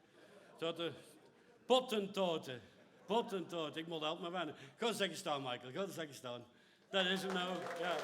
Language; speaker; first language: Dutch; native; Dutch